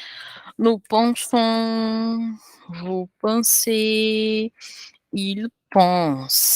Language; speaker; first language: French; non-native, fluent; Portuguese